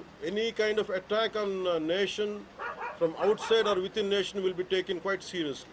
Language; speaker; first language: English; non-native, local second language; Telugu